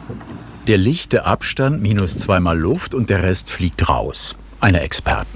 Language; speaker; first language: German; native; German